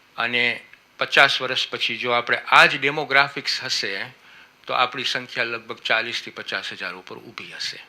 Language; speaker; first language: Gujarati; early bilingual, heritage; Gujarati